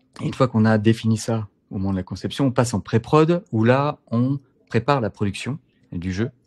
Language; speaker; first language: French; native; French